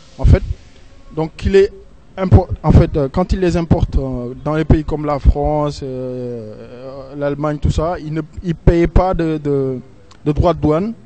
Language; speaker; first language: French; non-native, local second language; Wolof